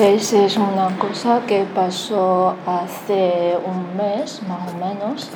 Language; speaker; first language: Spanish; non-native, fluent; Chinese